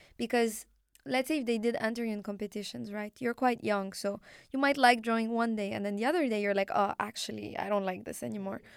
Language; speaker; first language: English; non-native, fluent; Arabic